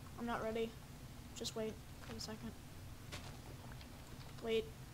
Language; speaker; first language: English; native; English